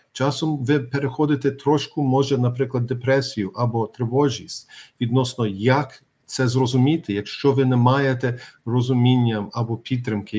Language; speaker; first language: Ukrainian; early bilingual, heritage; Ukrainian